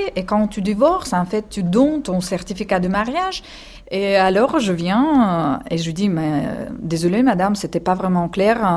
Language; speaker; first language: French; non-native, fluent; Russian